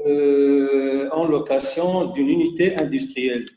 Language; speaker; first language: French; non-native, local second language; Arabic